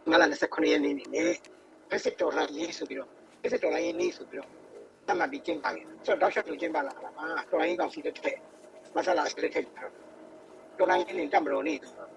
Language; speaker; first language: Burmese; native; Burmese